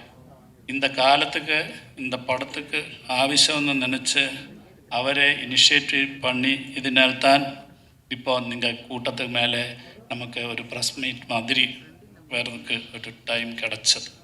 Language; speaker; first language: Tamil; non-native, learner; Malayalam